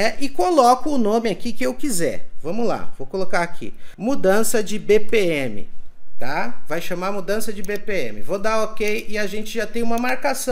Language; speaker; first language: Portuguese; native; Portuguese